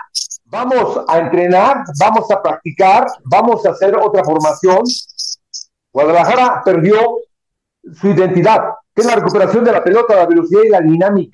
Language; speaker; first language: Spanish; native; Spanish